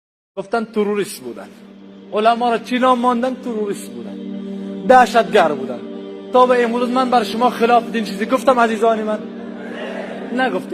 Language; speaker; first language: Persian; native; Persian